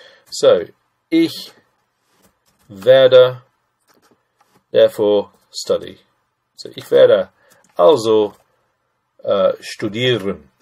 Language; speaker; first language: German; non-native, fluent; English